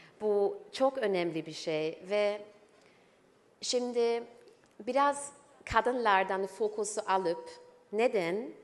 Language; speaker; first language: Turkish; early bilingual, heritage; German